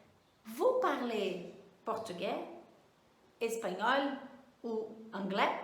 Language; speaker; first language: French; non-native, fluent; Portuguese